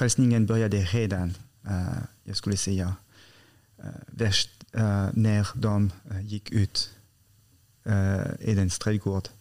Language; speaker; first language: Swedish; non-native, fluent; French